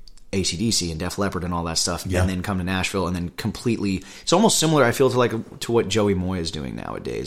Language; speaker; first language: English; native; English